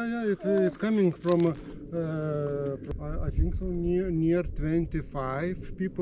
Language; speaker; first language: English; non-native, learner; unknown